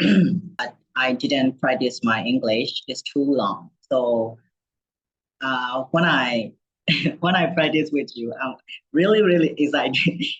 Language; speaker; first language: English; non-native, learner; Burmese